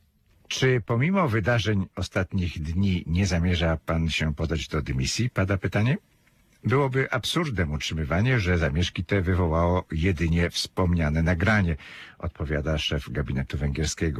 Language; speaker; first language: Polish; native; Polish